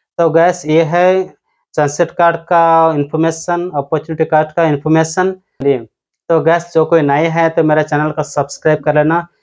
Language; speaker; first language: Hindi; non-native, local second language; Odia